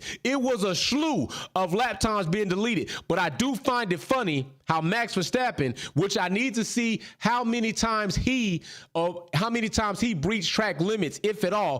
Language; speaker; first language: English; native; English